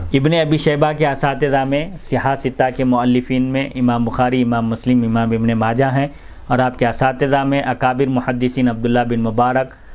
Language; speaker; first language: Urdu; native; Urdu